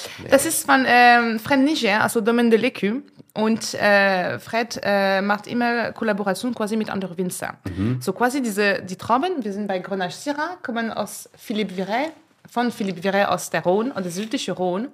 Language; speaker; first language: German; non-native, fluent; French